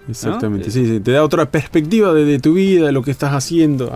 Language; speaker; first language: Spanish; native; Spanish